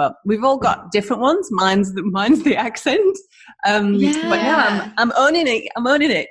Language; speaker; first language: English; native; English